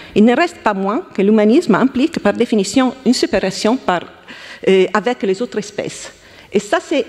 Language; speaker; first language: French; non-native, fluent; Italian